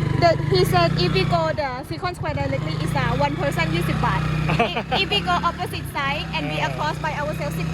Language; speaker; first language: English; non-native, learner; Thai